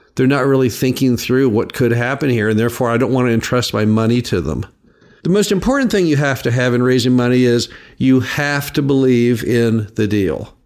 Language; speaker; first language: English; native; English